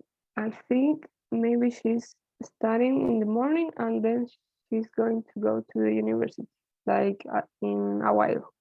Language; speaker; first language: English; non-native, learner; Spanish